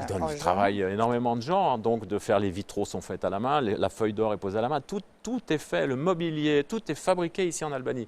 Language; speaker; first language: French; native; French